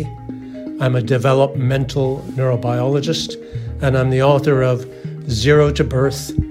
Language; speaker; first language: English; native; English